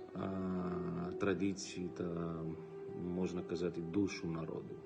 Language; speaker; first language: Ukrainian; non-native, learner; Greek